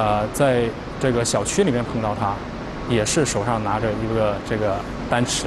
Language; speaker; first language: Chinese; native; Chinese